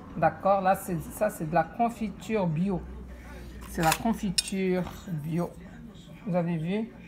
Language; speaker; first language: French; non-native, local second language; Arabic